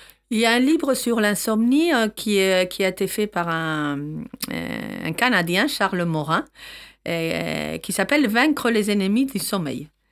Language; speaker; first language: French; non-native, fluent; Spanish